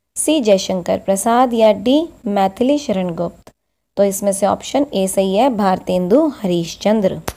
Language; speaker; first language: Hindi; native; Hindi